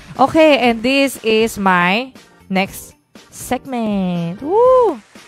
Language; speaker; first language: English; non-native, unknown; Korean